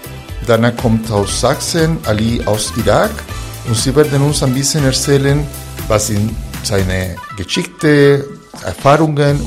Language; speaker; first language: German; non-native, fluent; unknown